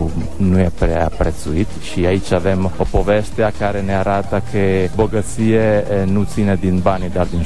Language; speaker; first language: Romanian; non-native, fluent; Italian